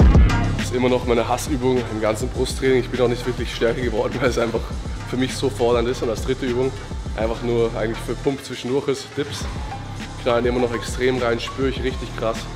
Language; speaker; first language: German; native; German